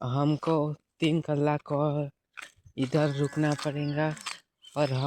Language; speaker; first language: Hindi; non-native, local second language; Gujarati